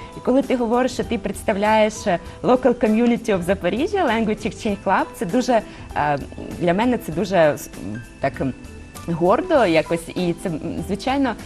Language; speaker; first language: Ukrainian; non-native, local second language; Russian